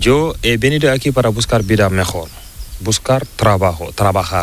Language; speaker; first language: Spanish; non-native, learner; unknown